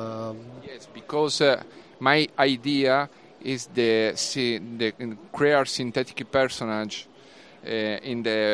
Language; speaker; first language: English; non-native, learner; Italian